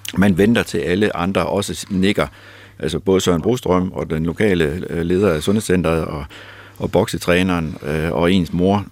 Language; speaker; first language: Danish; native; Danish